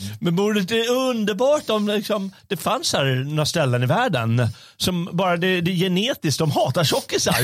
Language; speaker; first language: Swedish; native; Swedish